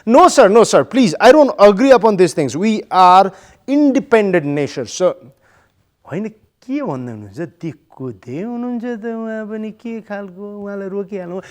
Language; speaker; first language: Nepali; native; Nepali